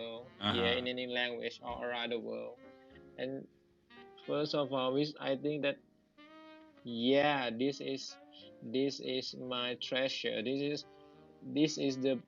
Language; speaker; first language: English; non-native, learner; Thai